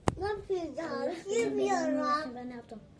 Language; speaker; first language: Turkish; early bilingual, other home language; Persian